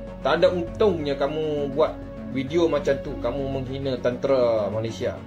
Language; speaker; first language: Malay; native; Malay